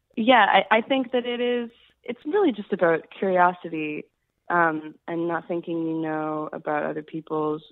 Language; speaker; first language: English; native; English